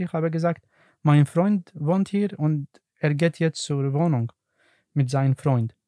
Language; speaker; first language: German; non-native, learner; Arabic